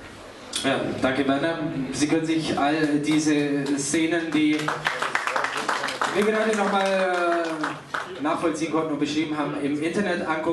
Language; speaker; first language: German; native; German